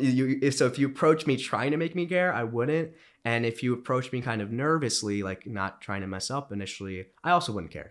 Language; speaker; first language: English; early bilingual, other home language; Romanian